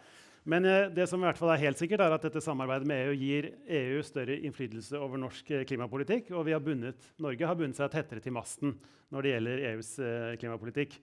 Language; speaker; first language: Norwegian; native; Norwegian